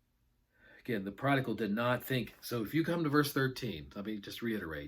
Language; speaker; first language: English; native; English